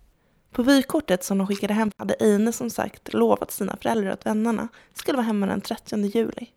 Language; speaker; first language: Swedish; native; Swedish